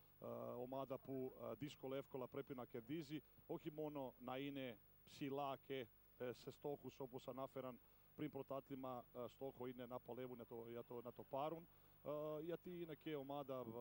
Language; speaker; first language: Greek; non-native, fluent; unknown